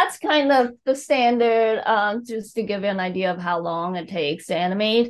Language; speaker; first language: English; non-native, fluent; Chinese